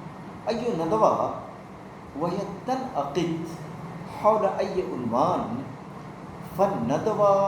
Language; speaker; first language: Arabic; non-native, fluent; Urdu